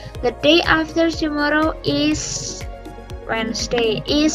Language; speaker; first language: English; non-native, learner; Indonesian